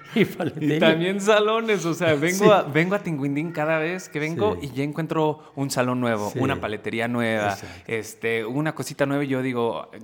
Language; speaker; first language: Spanish; early bilingual, heritage; Spanish